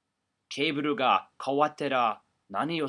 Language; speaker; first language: Japanese; non-native, learner; English